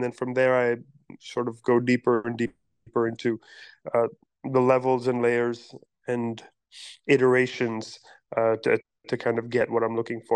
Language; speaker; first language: English; non-native, local second language; Pashto